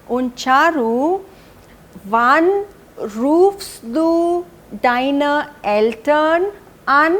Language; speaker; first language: German; non-native, fluent; Hindi